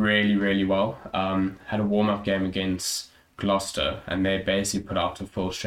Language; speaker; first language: English; native; English